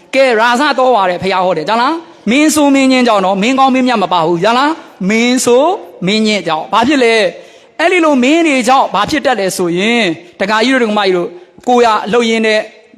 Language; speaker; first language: Burmese; native; Burmese